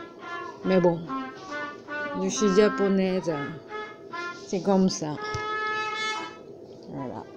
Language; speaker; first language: French; non-native, learner; Japanese